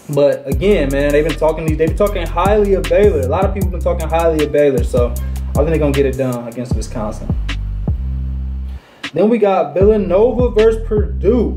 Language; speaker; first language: English; native; English